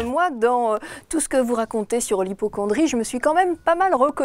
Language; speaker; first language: French; native; French